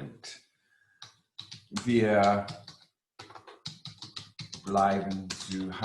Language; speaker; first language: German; non-native, fluent; English